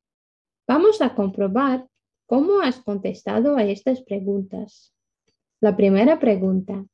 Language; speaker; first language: Spanish; non-native, fluent; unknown